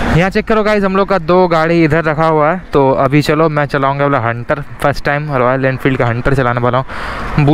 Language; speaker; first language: Hindi; non-native, local second language; Bangla